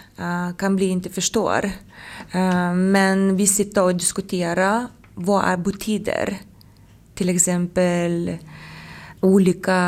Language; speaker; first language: Swedish; non-native, learner; Lithuanian